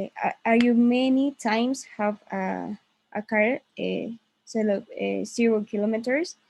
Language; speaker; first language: English; non-native, learner; Spanish